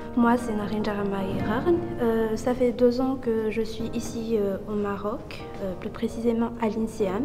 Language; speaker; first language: French; non-native, local second language; Malagasy